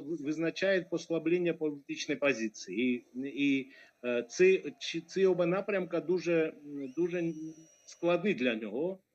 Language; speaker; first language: Ukrainian; non-native, fluent; Georgian